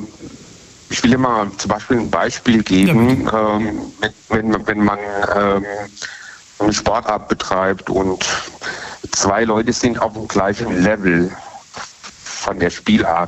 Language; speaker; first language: German; native; German